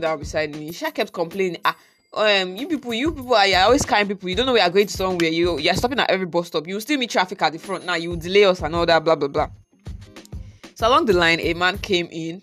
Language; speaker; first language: English; non-native, local second language; Yoruba